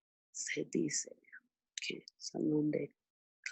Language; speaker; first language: Spanish; non-native, learner; English